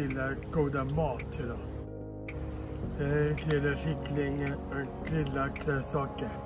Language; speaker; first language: Swedish; non-native, learner; Dutch